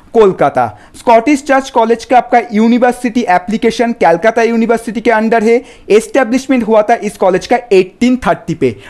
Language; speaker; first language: Hindi; non-native, local second language; Bangla